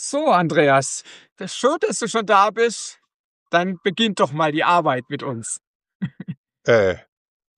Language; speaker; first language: German; native; German